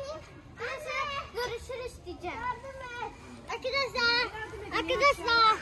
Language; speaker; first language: Turkish; native; Turkish